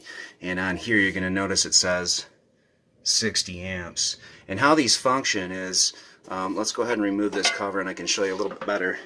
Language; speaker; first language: English; native; English